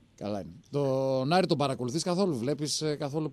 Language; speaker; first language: Greek; native; Greek